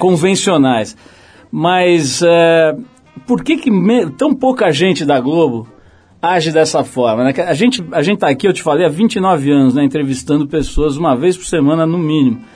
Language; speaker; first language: Portuguese; native; Portuguese